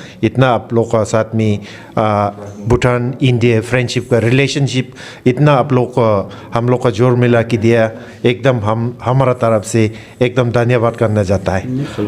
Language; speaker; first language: Hindi; non-native, fluent; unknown